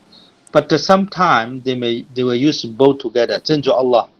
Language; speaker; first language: English; non-native, fluent; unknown